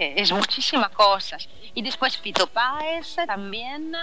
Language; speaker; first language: Spanish; non-native, learner; Italian